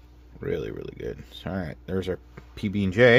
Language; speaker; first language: English; native; English